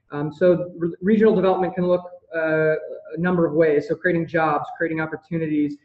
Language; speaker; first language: English; native; English